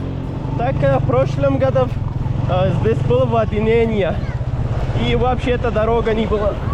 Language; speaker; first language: Russian; non-native, learner; Urdu